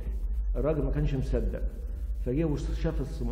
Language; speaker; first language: Arabic; native; Arabic